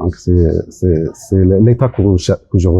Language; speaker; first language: French; non-native, local second language; Arabic